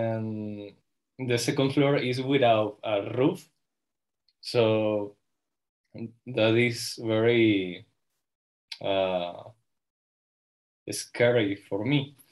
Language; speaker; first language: English; non-native, learner; Spanish